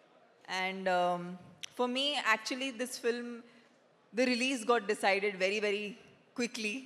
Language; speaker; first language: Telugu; non-native, fluent; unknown